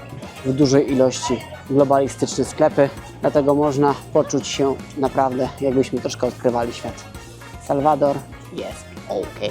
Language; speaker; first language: Polish; native; Polish